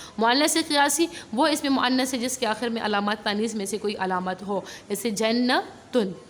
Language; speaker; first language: Urdu; non-native, local second language; Pashto